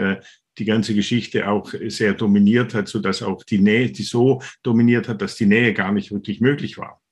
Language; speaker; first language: German; native; German